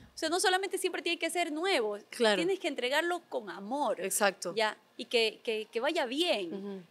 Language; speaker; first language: Spanish; native; Spanish